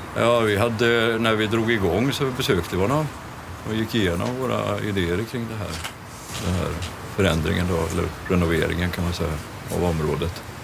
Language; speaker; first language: Swedish; native; Swedish